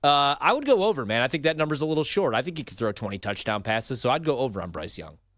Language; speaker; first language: English; native; English